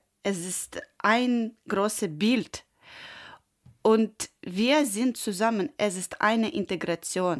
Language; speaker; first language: German; non-native, learner; Ukrainian